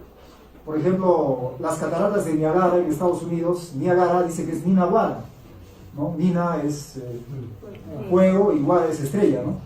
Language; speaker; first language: Spanish; native; Spanish